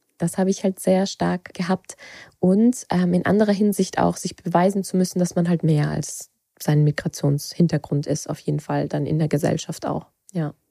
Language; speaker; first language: German; early bilingual, other home language; Georgian